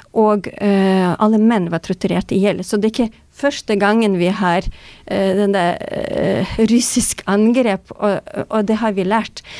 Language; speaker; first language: Norwegian; non-native, fluent; Ukrainian